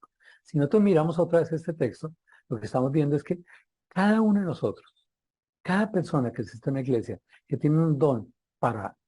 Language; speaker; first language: Spanish; native; Spanish